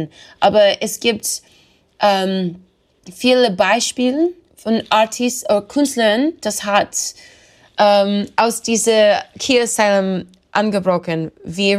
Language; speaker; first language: German; non-native, learner; English